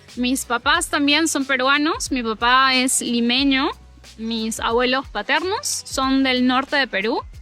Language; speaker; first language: Spanish; native; Spanish